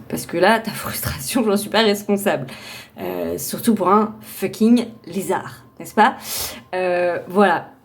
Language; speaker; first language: French; native; French